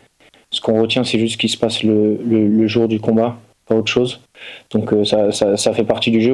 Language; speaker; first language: French; native; French